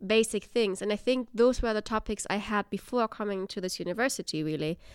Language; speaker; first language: English; non-native, fluent; German